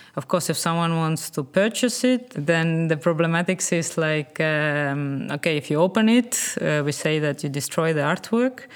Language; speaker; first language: English; non-native, fluent; Estonian